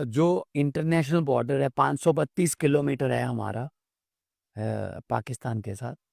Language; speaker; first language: Hindi; non-native, local second language; Punjabi